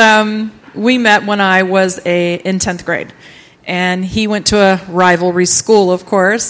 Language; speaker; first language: English; native; English